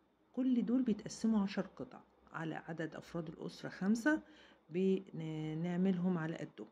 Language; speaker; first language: Arabic; native; Arabic